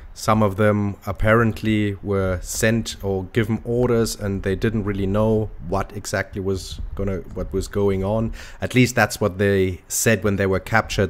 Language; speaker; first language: English; non-native, fluent; German